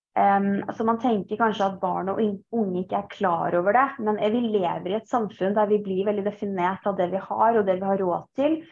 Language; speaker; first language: Norwegian; early bilingual, other home language; Persian